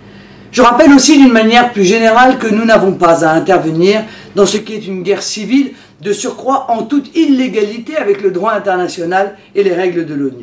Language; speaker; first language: French; native; French